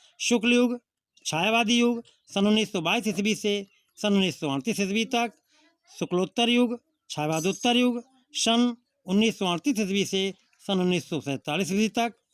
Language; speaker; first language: Hindi; native; Hindi